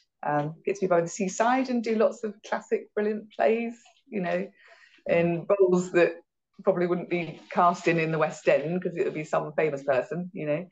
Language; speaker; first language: English; native; English